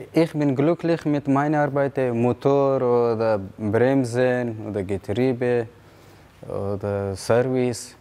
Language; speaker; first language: German; non-native, learner; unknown